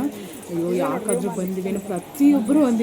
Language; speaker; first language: Kannada; native; Kannada